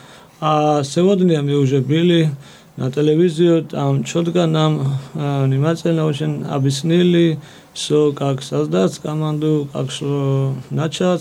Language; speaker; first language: Russian; non-native, fluent; Georgian